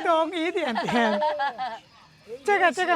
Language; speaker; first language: Chinese; non-native, learner; Bangla